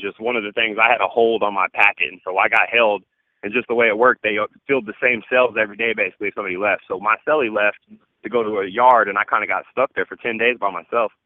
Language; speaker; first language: English; native; English